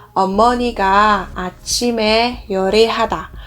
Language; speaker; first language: Korean; non-native, learner; Indonesian